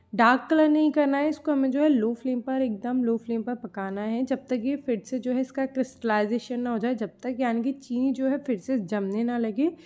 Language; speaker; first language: Hindi; native; Hindi